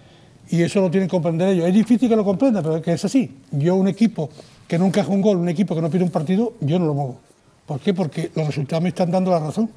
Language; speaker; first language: Spanish; native; Spanish